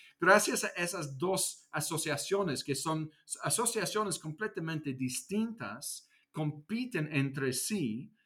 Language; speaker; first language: Spanish; non-native, fluent; English